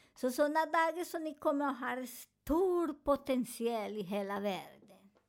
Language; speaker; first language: Swedish; non-native, learner; Spanish